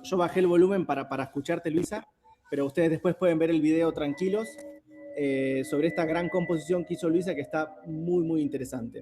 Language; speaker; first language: Spanish; native; Spanish